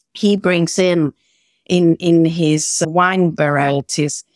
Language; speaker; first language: English; non-native, fluent; German